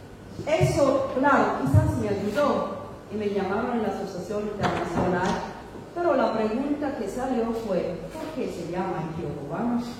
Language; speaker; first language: Spanish; non-native, fluent; Amharic